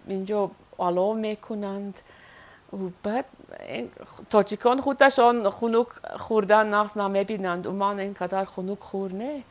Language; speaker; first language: Persian; non-native, learner; Swiss German